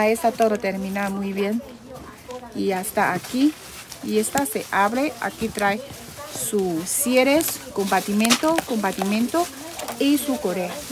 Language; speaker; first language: Spanish; non-native, learner; Chinese